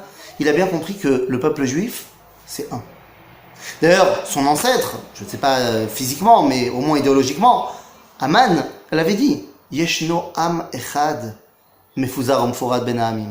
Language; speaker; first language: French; native; French